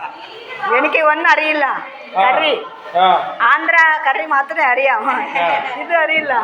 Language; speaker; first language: Malayalam; non-native, local second language; Telugu